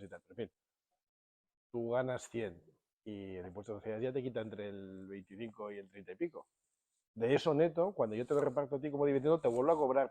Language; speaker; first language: Spanish; native; Spanish